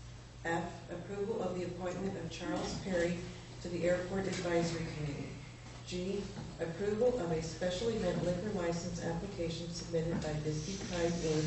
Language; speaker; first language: English; native; English